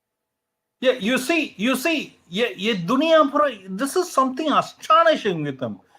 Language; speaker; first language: English; non-native, local second language; Hindi